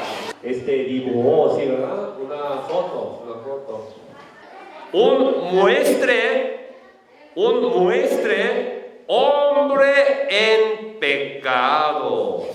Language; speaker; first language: Spanish; non-native, learner; Korean